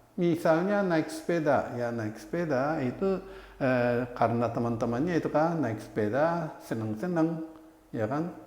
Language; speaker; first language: Indonesian; non-native, fluent; Japanese